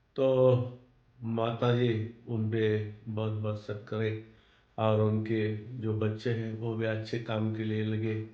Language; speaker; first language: Hindi; non-native, local second language; Marathi